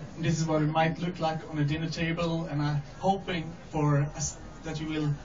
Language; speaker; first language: English; non-native, fluent; Swedish